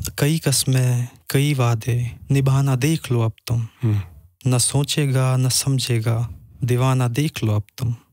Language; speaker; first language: Hindi; non-native, local second language; Kashmiri